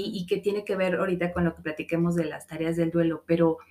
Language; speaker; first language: Spanish; native; Spanish